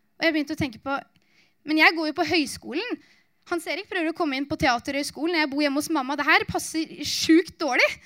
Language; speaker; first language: Norwegian; native; Norwegian